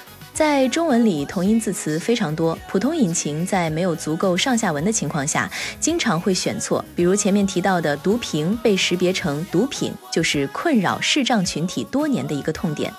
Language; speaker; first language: Chinese; native; Chinese